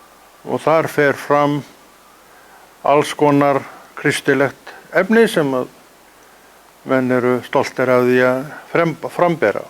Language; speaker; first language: Icelandic; native; Icelandic